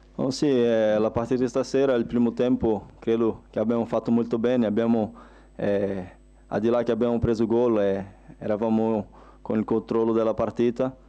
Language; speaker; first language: Italian; non-native, fluent; Portuguese